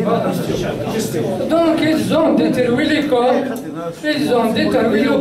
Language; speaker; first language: French; non-native, local second language; Kabyle